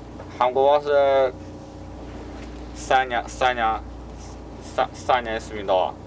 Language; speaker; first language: Korean; non-native, learner; Chinese